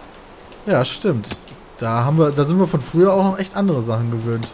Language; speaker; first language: German; native; German